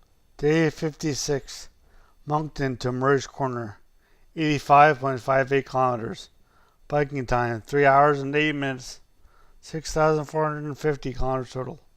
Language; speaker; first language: English; native; English